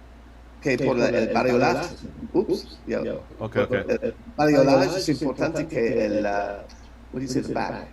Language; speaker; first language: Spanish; non-native, learner; English